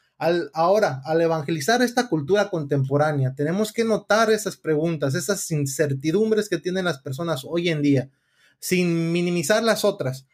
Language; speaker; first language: Spanish; early bilingual, heritage; Spanish